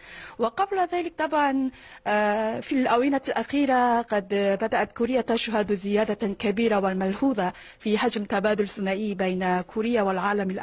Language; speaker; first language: Arabic; non-native, fluent; Korean